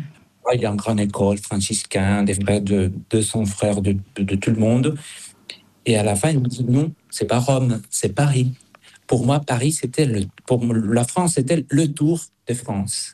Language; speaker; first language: French; non-native, fluent; Spanish